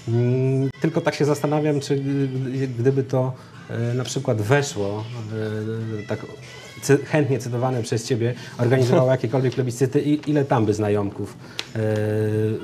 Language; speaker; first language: Polish; native; Polish